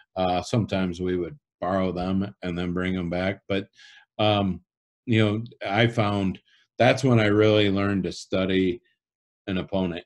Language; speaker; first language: English; native; English